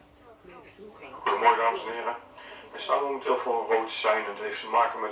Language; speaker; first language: Dutch; native; Dutch